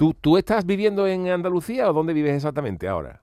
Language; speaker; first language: Spanish; native; Spanish